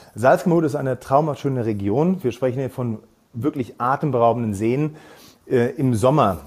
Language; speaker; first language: German; native; German